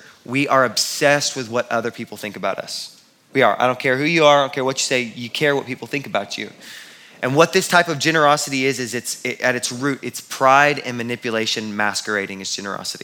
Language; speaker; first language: English; native; English